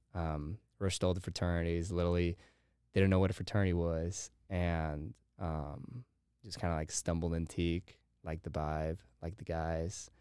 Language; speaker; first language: English; early bilingual, heritage; Spanish